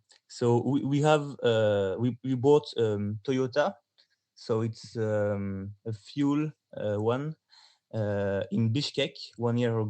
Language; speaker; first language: English; non-native, learner; French